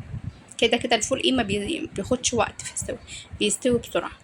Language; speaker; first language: Arabic; native; Arabic